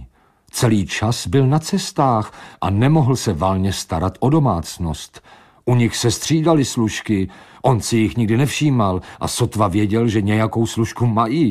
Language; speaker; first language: Czech; native; Czech